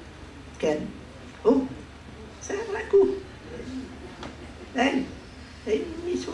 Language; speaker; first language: Hebrew; non-native, fluent; Spanish